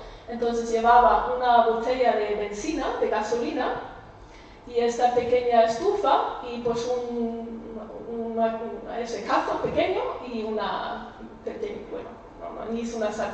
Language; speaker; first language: Spanish; non-native, fluent; German